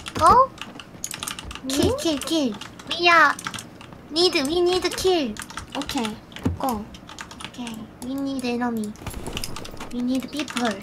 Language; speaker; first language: English; non-native, learner; Korean